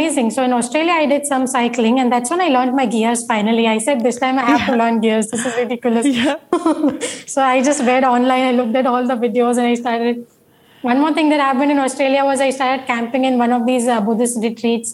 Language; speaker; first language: English; non-native, local second language; Marathi